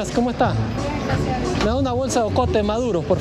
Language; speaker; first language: Spanish; non-native, learner; English